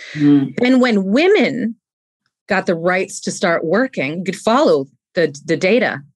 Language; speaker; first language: English; native; English